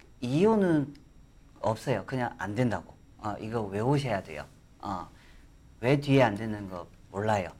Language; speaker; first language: Korean; non-native, fluent; Chinese